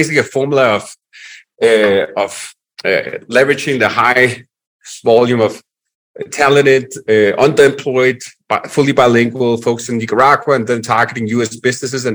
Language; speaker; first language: English; non-native, fluent; Danish